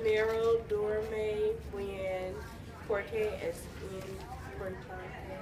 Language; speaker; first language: Spanish; non-native, learner; English